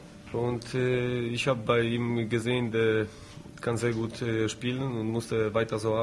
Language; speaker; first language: German; non-native, fluent; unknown